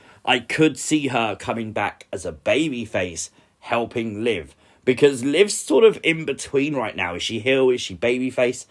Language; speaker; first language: English; native; English